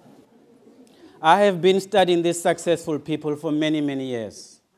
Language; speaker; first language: English; non-native, local second language; Northern Sotho